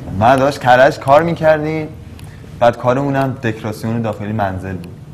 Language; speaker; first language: Persian; native; Persian